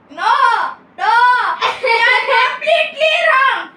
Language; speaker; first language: English; non-native, local second language; Tamil